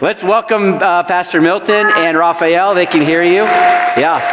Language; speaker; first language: English; native; English